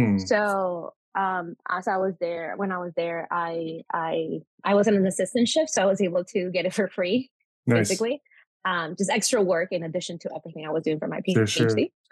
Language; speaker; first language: English; non-native, fluent; Spanish